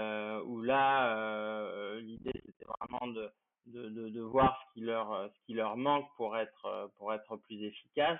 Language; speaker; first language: French; native; French